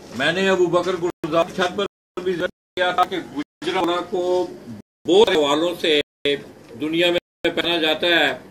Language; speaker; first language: Urdu; non-native, local second language; Punjabi